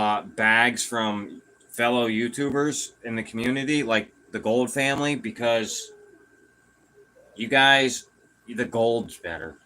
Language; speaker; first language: English; native; English